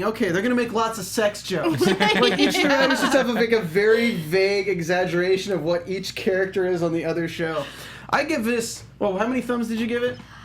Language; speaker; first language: English; native; English